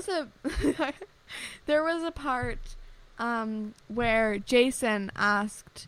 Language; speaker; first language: English; native; English